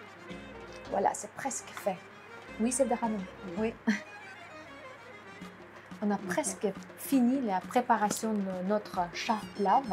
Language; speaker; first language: French; non-native, fluent; Azerbaijani